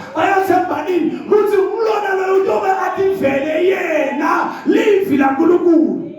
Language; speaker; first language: Zulu; non-native, local second language; Swati